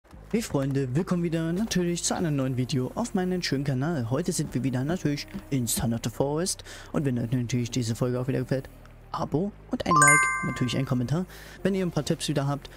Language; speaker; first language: German; native; German